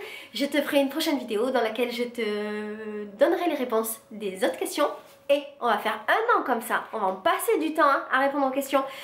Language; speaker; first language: French; native; French